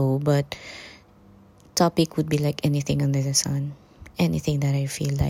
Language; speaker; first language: English; non-native, local second language; Cebuano